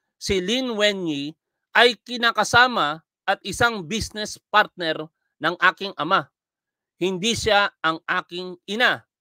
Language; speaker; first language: Filipino; native; Filipino